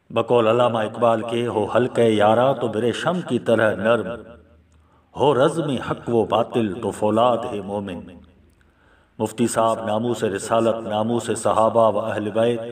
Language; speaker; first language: Urdu; non-native, local second language; Sindhi